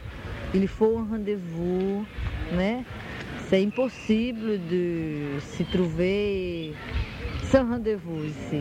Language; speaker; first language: French; non-native, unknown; Portuguese